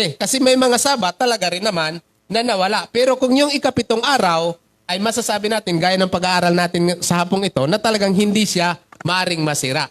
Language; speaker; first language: Filipino; non-native, local second language; Cebuano